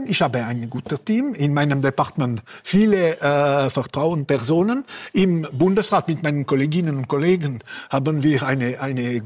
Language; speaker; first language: German; non-native, local second language; French